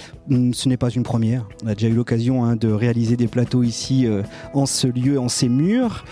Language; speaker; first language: French; native; French